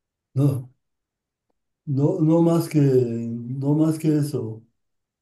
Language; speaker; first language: Spanish; non-native, learner; Italian